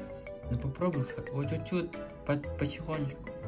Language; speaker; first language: Russian; non-native, learner; Indonesian